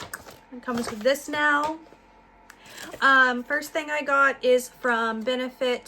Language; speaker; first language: English; native; English